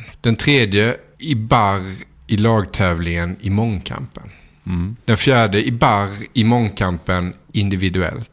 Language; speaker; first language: Swedish; native; Swedish